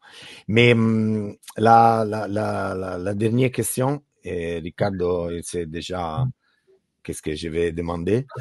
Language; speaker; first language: French; non-native, learner; Italian